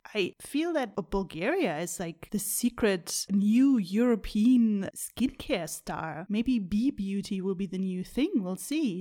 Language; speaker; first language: English; non-native, fluent; German